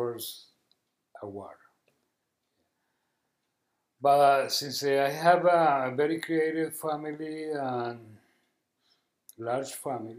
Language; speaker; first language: English; non-native, learner; Spanish